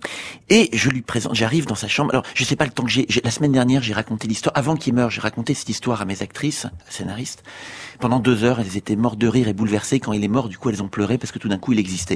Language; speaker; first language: French; native; French